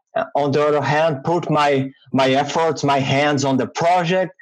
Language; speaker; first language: English; non-native, learner; Portuguese